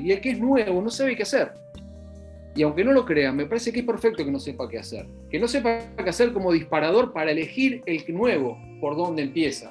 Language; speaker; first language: Spanish; native; Spanish